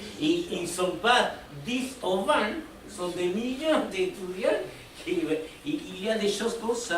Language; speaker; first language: French; non-native, fluent; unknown